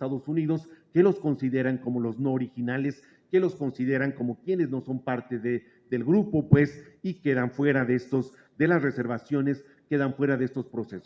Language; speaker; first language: Spanish; native; Spanish